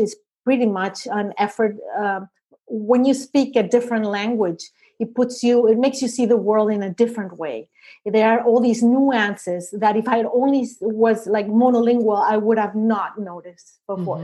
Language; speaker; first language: English; non-native, fluent; Spanish